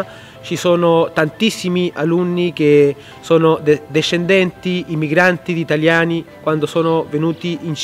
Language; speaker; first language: Italian; non-native, fluent; Spanish